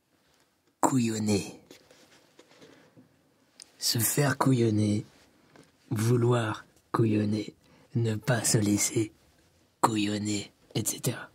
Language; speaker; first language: French; native; French